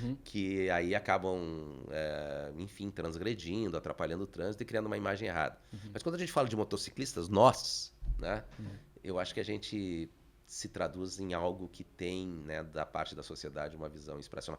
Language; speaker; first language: Portuguese; native; Portuguese